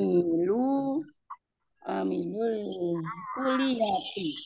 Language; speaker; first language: Arabic; non-native, learner; Indonesian